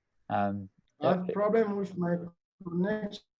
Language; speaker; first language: English; non-native, learner; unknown